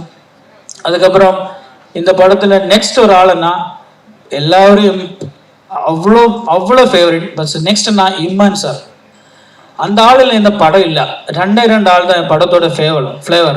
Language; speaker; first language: Tamil; non-native, learner; Malayalam